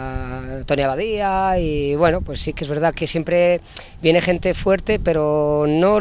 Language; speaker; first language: Spanish; native; Spanish